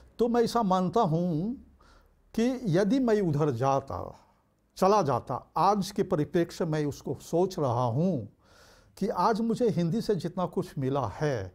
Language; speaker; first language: Hindi; early bilingual, heritage; Bhojpuri